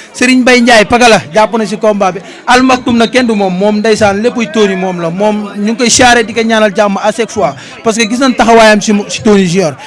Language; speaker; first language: Wolof; native; Wolof